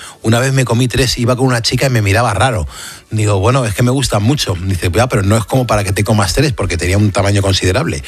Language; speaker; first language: Spanish; native; Spanish